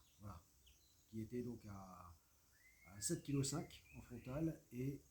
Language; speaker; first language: French; native; French